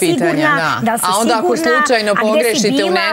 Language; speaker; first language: Serbian; native; Serbian